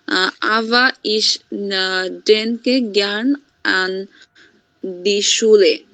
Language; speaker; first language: German; non-native, learner; Bangla